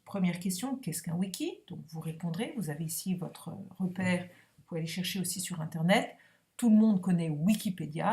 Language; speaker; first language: French; native; French